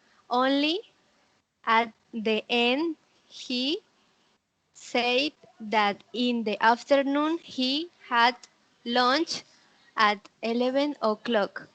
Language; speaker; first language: English; non-native, learner; Spanish